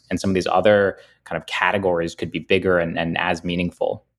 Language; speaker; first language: English; native; English